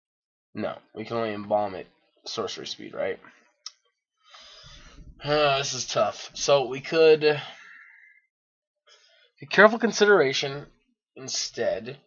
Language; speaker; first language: English; native; English